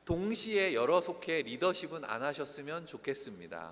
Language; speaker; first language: Korean; native; Korean